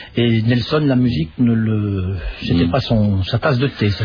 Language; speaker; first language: French; native; French